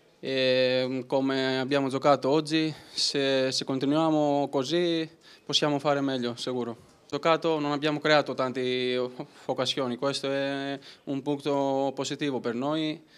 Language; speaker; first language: Italian; non-native, learner; Greek